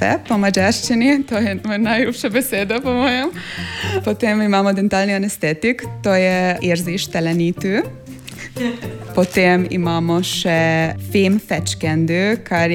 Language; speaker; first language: Slovenian; non-native, fluent; Hungarian